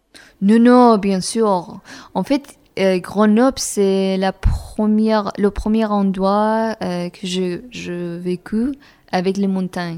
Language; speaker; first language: French; non-native, fluent; Persian